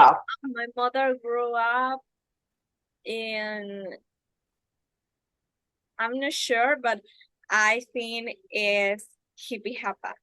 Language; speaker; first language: English; non-native, learner; Spanish